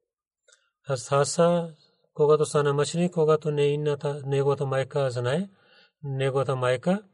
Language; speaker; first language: Bulgarian; non-native, learner; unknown